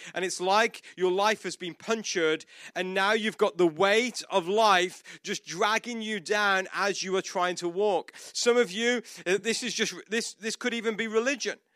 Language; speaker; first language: English; native; English